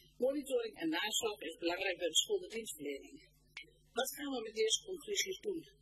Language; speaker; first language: Dutch; native; Dutch